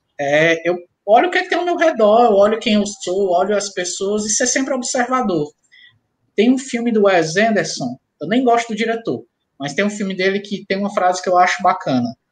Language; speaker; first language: Portuguese; native; Portuguese